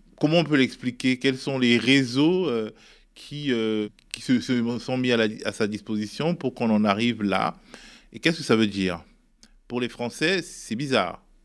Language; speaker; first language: French; native; French